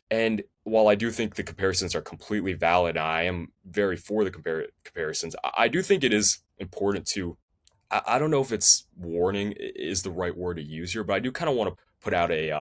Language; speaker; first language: English; native; English